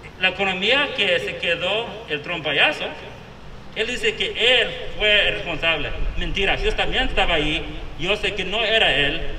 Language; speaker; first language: Spanish; early bilingual, heritage; Spanish